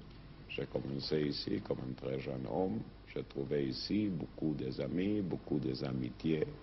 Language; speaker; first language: French; non-native, fluent; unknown